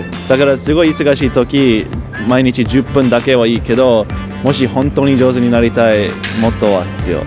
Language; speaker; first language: Japanese; non-native, learner; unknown